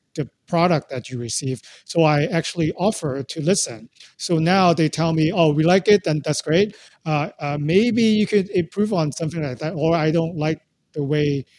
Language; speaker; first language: English; non-native, local second language; Cantonese